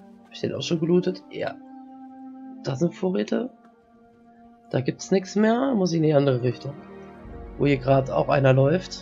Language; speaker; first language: German; native; German